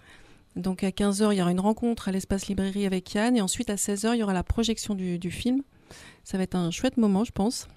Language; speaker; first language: French; native; French